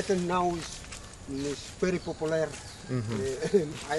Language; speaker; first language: English; non-native, learner; Indonesian